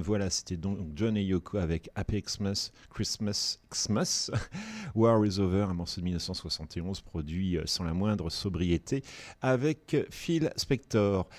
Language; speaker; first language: French; native; French